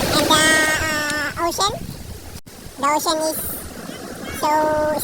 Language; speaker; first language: English; non-native, local second language; Filipino